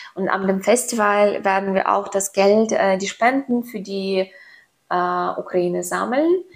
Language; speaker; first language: German; non-native, fluent; Ukrainian